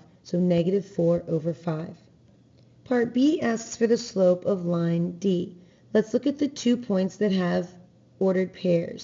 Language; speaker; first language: English; native; English